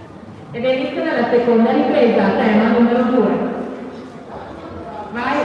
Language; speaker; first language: Italian; native; Italian